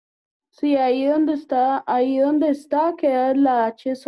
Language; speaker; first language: Spanish; native; Spanish